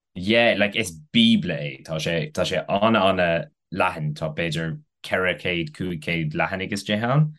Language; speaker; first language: Irish; non-native, local second language; English